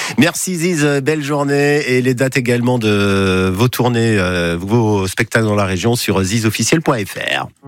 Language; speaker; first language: French; native; French